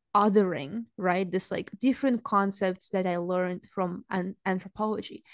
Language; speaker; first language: English; non-native, fluent; Russian